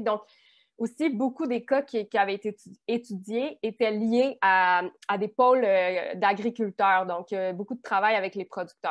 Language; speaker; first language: French; native; French